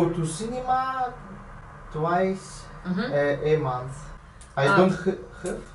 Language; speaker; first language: English; non-native, learner; Russian